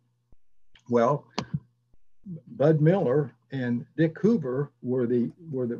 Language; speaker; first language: English; native; English